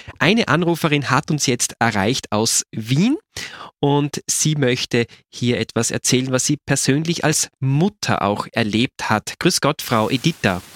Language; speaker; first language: German; native; German